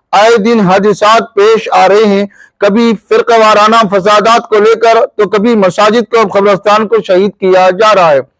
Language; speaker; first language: Urdu; native; Urdu